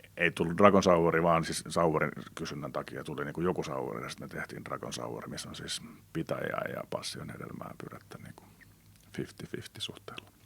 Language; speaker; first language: Finnish; native; Finnish